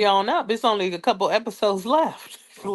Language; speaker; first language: English; native; English